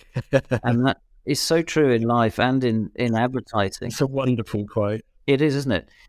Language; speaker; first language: English; native; English